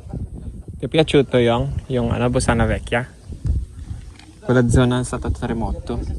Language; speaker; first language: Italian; non-native, learner; Filipino